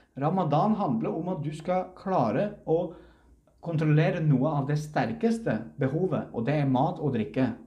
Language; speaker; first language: Norwegian; early bilingual, other home language; Uzbek